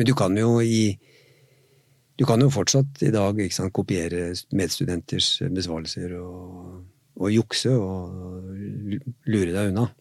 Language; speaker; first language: Norwegian; native; Norwegian